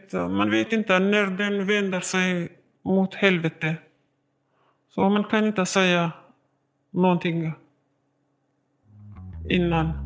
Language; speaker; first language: Swedish; non-native, learner; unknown